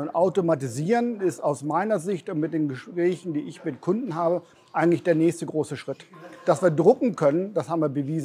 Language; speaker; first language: German; native; German